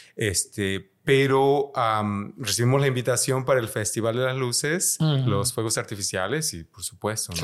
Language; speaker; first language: Spanish; native; Spanish